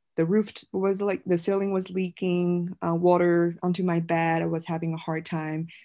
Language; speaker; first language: English; non-native, fluent; Chinese